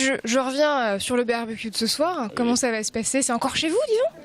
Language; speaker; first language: French; native; French